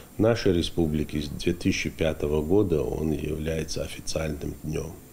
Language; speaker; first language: Russian; non-native, local second language; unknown